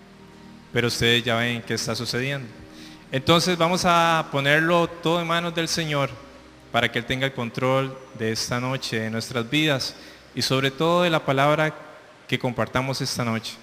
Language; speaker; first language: Spanish; native; Spanish